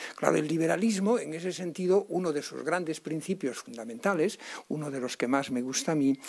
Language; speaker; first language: Spanish; native; Spanish